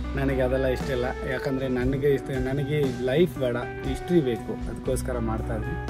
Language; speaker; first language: Kannada; non-native, local second language; Tamil